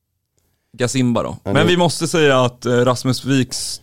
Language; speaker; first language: Swedish; native; Swedish